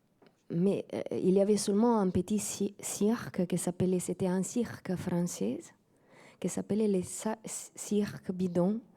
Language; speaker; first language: French; non-native, fluent; Italian